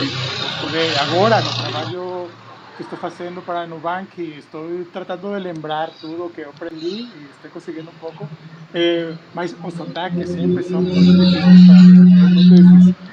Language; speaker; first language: Portuguese; non-native, fluent; Spanish